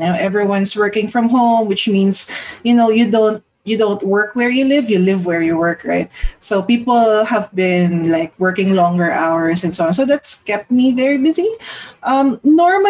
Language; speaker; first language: English; non-native, local second language; Filipino